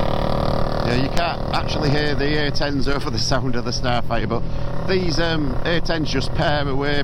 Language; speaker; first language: English; native; English